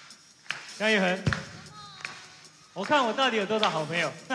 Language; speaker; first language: Chinese; native; Chinese